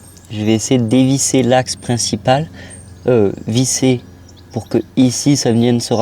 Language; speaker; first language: French; native; French